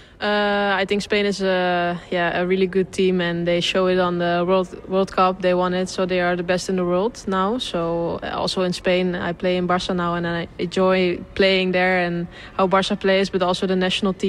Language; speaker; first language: English; non-native, fluent; Dutch